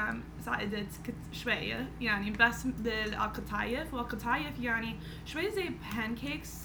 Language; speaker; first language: Arabic; non-native, learner; English